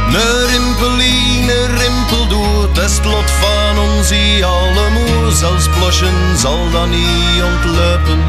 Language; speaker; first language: Dutch; native; Dutch